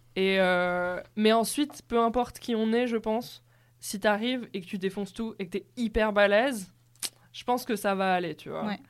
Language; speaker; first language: French; native; French